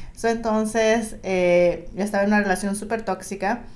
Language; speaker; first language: Spanish; native; Spanish